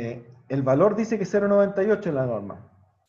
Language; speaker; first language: Spanish; native; Spanish